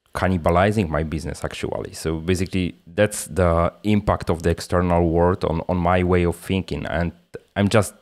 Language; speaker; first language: English; non-native, fluent; Polish